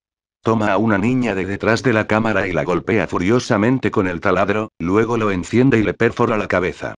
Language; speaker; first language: Spanish; native; Spanish